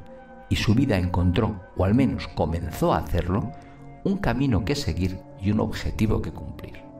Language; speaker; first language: Spanish; native; Spanish